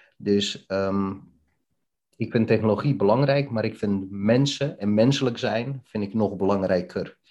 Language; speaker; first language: Dutch; early bilingual, other home language; Bosnian